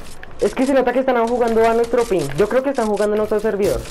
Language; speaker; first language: Spanish; native; Spanish